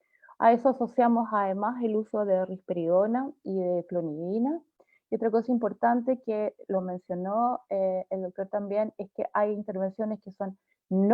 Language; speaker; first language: Spanish; native; Spanish